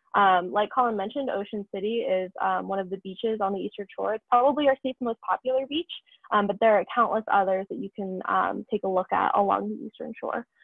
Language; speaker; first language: English; native; English